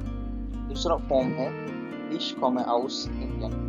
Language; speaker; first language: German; non-native, learner; Hindi